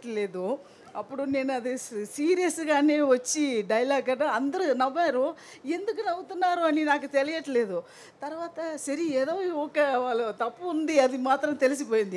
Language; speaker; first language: Telugu; non-native, local second language; Tamil